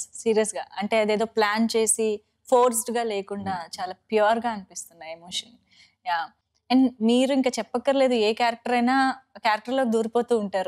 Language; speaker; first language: Telugu; native; Telugu